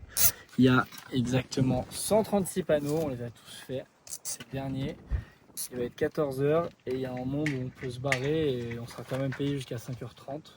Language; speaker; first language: French; native; French